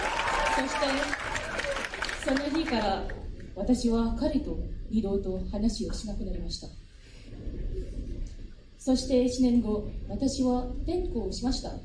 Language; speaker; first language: Japanese; non-native, fluent; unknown